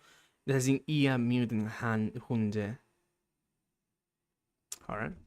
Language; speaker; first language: German; non-native, learner; Spanish